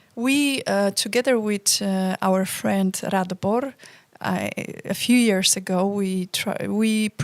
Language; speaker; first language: English; non-native, fluent; Polish